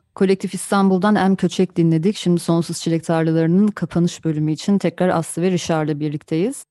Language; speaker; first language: Turkish; native; Turkish